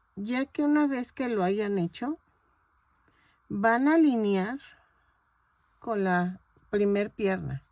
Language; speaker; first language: Spanish; native; Spanish